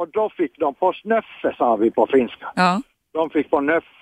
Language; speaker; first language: Swedish; non-native, fluent; Finnish